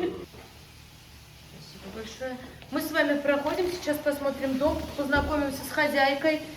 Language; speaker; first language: Russian; native; Russian